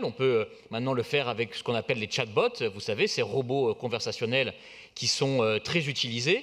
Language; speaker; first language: French; native; French